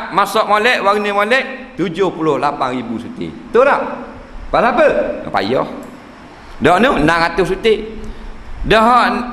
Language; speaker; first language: Malay; native; Malay